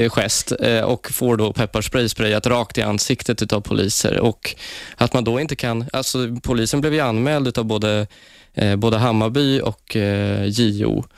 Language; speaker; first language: Swedish; native; Swedish